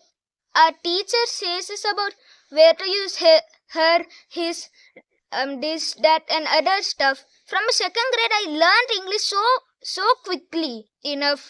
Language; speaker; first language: English; non-native, local second language; Hindi